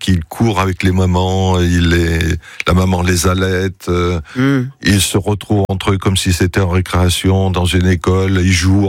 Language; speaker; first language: French; native; French